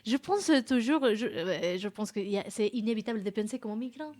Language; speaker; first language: French; non-native, fluent; Spanish